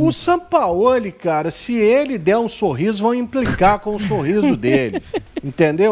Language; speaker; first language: Portuguese; native; Portuguese